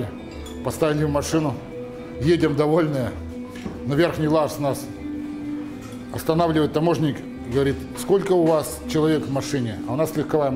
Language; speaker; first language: Russian; native; Russian